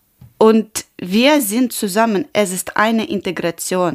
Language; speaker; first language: German; non-native, learner; Ukrainian